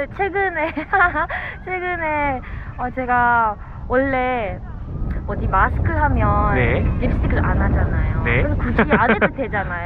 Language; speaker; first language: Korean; non-native, fluent; Filipino